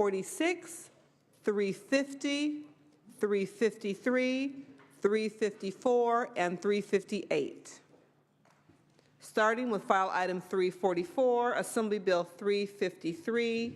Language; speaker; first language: English; native; English